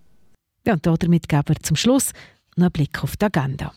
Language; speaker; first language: German; native; German